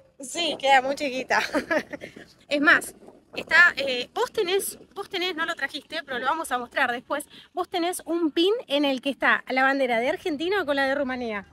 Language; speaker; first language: Spanish; native; Spanish